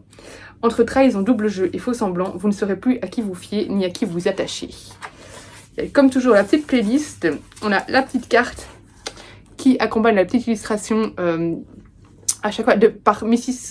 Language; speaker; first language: French; native; French